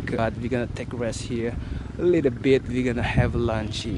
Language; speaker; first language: English; non-native, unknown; Indonesian